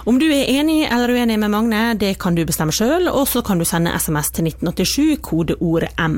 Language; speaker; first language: Norwegian; native; Norwegian